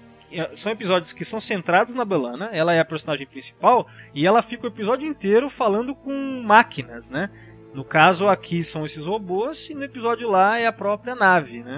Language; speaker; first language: Portuguese; native; Portuguese